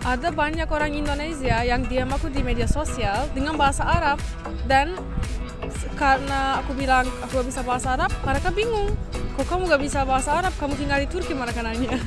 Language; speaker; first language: Indonesian; non-native, fluent; Turkish